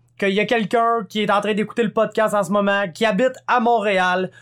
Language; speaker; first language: French; native; French